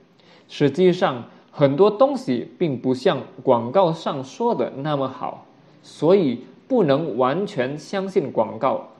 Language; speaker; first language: Chinese; non-native, fluent; Indonesian